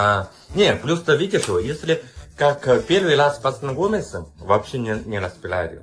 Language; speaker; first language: Russian; non-native, learner; Chinese